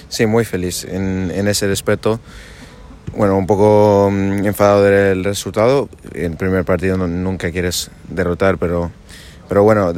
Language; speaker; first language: Spanish; non-native, fluent; English